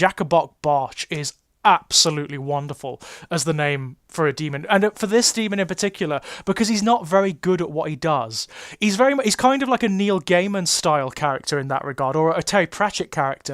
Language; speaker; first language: English; native; English